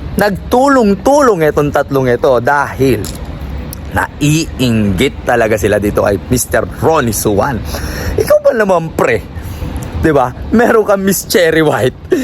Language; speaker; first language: Filipino; non-native, local second language; Pampanga